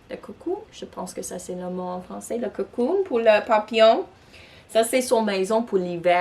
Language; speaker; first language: French; non-native, local second language; English